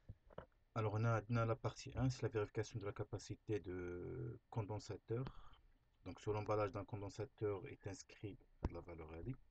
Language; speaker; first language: French; non-native, local second language; Arabic